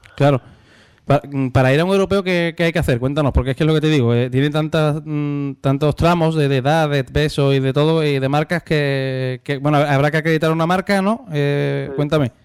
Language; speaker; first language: Spanish; native; Spanish